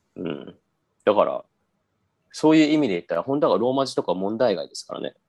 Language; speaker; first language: Japanese; native; Japanese